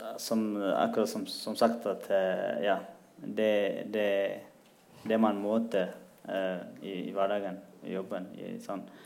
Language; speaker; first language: Norwegian; non-native, fluent; Tigrinya